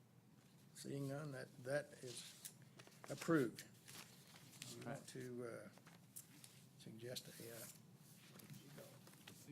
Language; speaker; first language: English; native; English